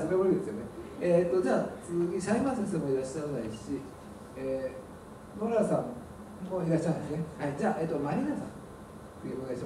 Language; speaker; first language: Japanese; native; Japanese